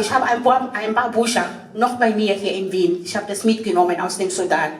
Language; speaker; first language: German; non-native, fluent; Arabic